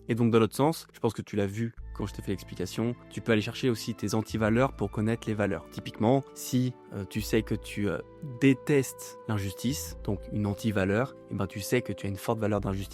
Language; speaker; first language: French; native; French